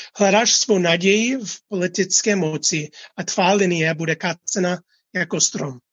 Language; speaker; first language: Czech; non-native, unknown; English